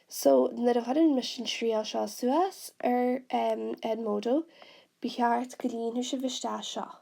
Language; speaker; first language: Irish; non-native, local second language; English